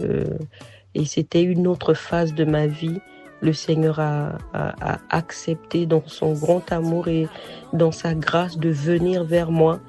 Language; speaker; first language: French; non-native, local second language; Sango